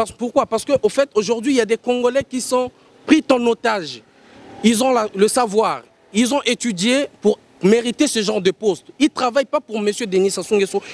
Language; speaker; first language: French; non-native, local second language; Lingala